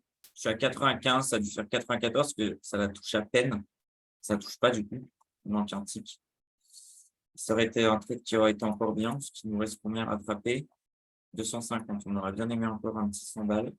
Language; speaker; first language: French; native; French